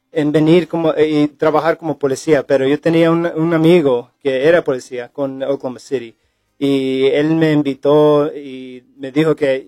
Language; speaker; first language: Spanish; early bilingual, heritage; English